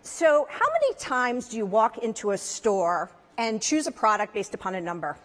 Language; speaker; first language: English; native; English